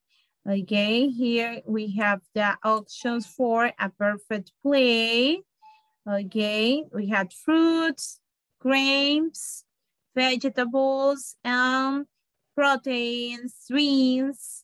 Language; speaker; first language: English; non-native, learner; Spanish